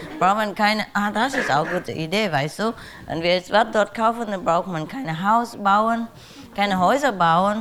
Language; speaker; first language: German; non-native, learner; Vietnamese